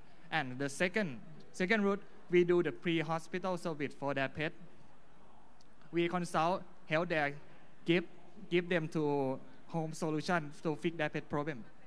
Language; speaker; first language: English; non-native, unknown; Thai